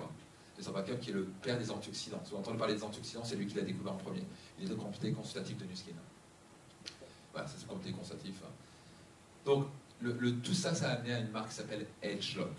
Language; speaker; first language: French; native; French